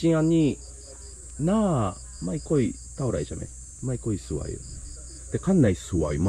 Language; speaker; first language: Thai; non-native, fluent; Japanese